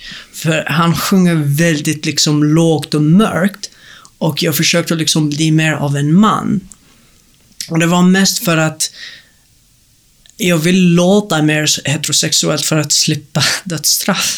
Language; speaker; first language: Swedish; non-native, fluent; Arabic